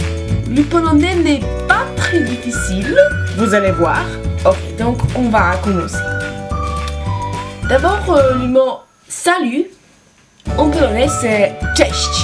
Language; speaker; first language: French; non-native, fluent; Polish